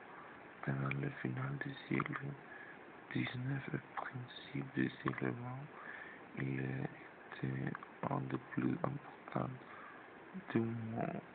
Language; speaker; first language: French; non-native, learner; Spanish